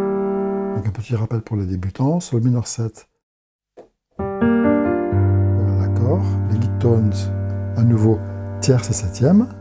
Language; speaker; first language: French; native; French